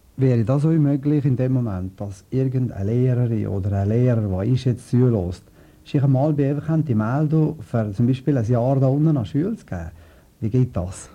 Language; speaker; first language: German; native; German